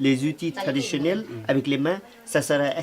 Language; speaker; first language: French; non-native, learner; Nepali